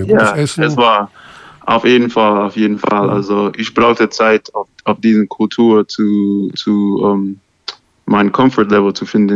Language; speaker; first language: German; non-native, learner; English